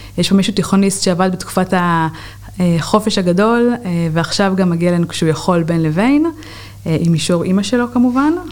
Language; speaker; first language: Hebrew; native; Hebrew